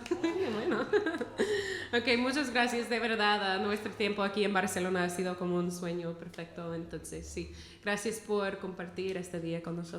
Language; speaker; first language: Spanish; non-native, fluent; English